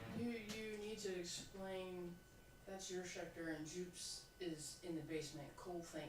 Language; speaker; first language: English; native; English